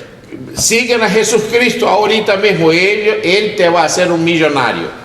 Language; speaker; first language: Spanish; non-native, learner; English